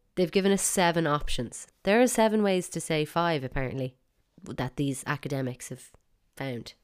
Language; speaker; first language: English; native; English